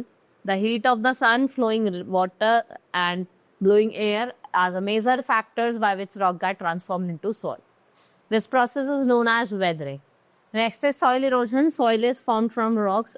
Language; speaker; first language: English; non-native, local second language; Hindi